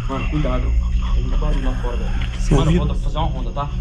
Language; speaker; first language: Portuguese; native; Portuguese